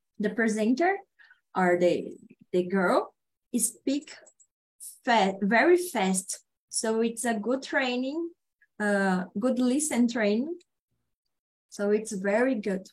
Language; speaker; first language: English; non-native, learner; Portuguese